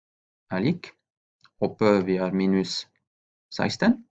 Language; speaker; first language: Norwegian; non-native, fluent; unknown